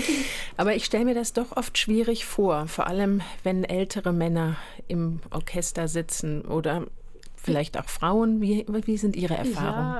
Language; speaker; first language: German; native; German